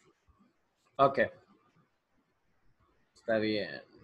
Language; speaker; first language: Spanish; non-native, learner; English